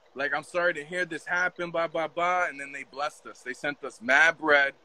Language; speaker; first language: English; native; English